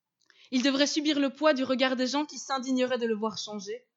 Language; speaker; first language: French; native; French